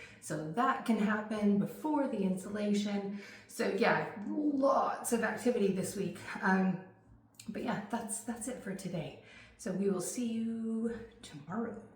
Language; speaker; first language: English; native; English